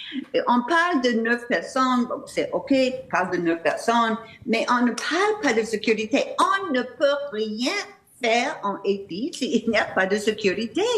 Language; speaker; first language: French; non-native, fluent; English